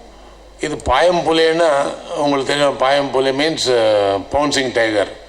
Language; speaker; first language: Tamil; non-native, learner; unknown